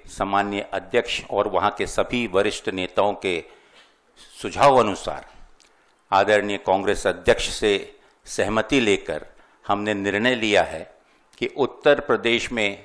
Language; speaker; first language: Hindi; native; Hindi